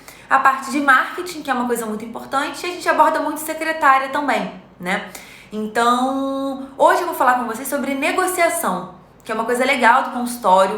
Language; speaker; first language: Portuguese; native; Portuguese